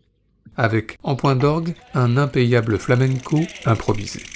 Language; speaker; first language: French; native; French